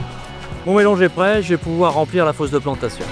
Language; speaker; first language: French; native; French